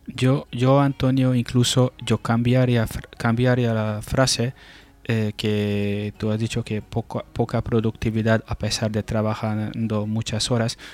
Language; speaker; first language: Spanish; non-native, fluent; Hungarian